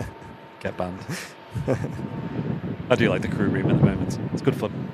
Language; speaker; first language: English; native; English